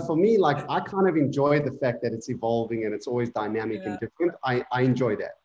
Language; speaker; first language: English; native; English